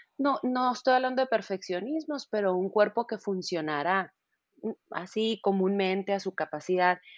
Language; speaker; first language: Spanish; native; Spanish